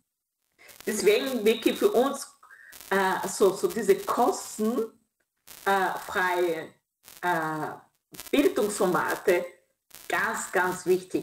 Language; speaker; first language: German; non-native, fluent; Kinyarwanda